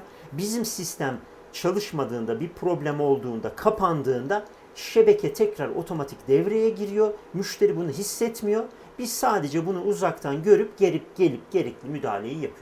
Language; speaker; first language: Turkish; native; Turkish